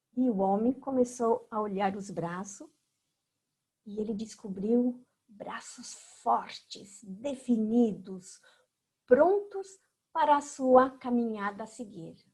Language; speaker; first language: Portuguese; non-native, fluent; French